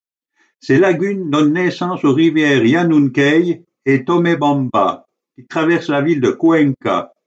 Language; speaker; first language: French; native; French